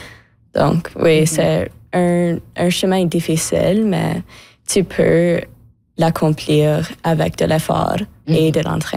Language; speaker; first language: French; non-native, local second language; English